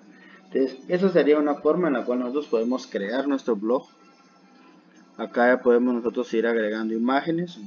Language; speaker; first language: Spanish; native; Spanish